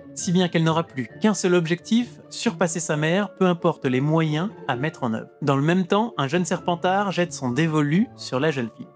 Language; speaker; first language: French; native; French